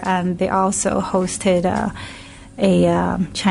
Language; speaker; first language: English; non-native, learner; Chinese